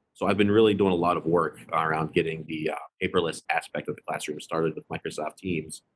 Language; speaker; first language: English; native; English